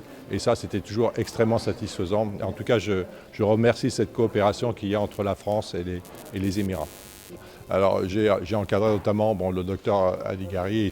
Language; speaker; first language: French; native; French